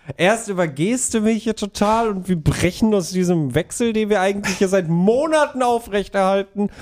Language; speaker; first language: German; native; German